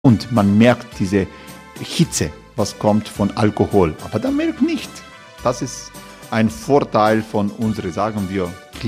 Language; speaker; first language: German; non-native, learner; Croatian